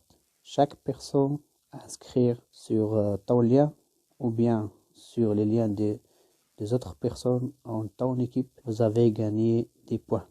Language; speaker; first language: French; non-native, learner; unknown